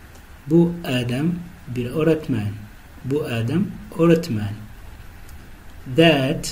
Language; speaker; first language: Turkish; non-native, fluent; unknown